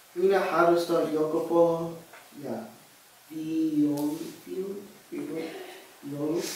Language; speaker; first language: Finnish; non-native, learner; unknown